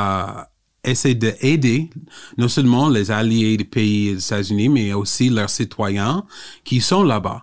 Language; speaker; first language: French; non-native, fluent; English